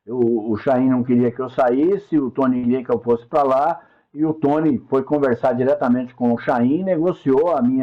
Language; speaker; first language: Portuguese; native; Portuguese